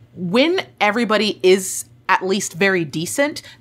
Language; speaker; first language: English; native; English